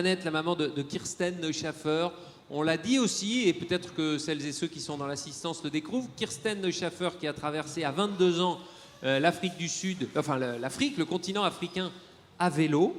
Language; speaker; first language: French; native; French